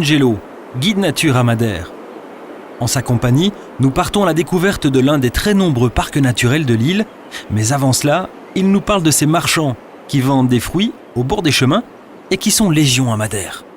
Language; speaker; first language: French; native; French